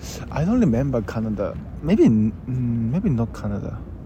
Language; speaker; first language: English; non-native, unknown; Japanese